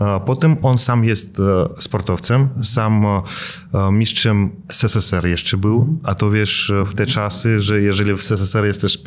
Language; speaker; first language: Polish; non-native, fluent; Russian